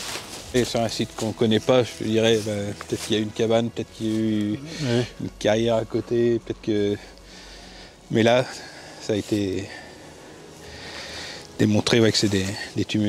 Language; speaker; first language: French; native; French